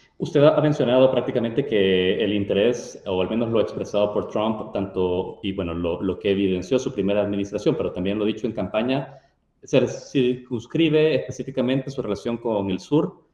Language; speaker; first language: Spanish; native; Spanish